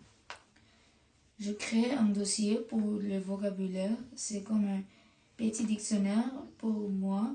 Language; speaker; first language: French; non-native, learner; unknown